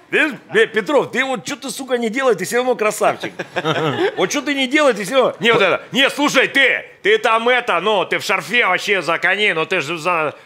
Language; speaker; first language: Russian; native; Russian